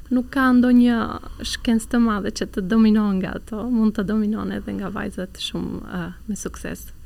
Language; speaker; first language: Albanian; early bilingual, heritage; Albanian